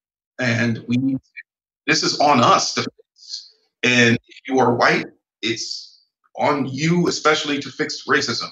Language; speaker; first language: English; native; English